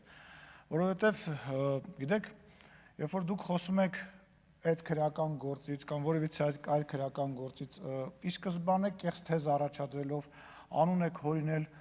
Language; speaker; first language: Armenian; native; Armenian